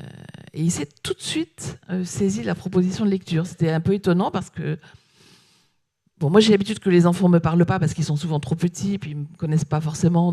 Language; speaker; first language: French; native; French